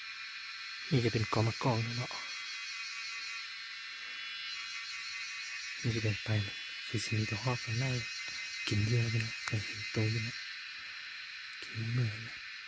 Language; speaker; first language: Thai; non-native, local second language; Hmong